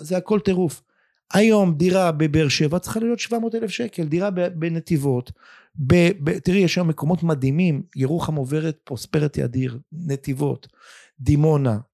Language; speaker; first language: Hebrew; native; Hebrew